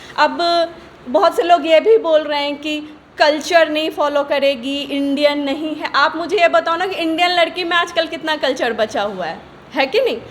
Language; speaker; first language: Hindi; native; Hindi